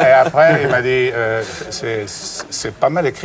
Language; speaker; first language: French; native; French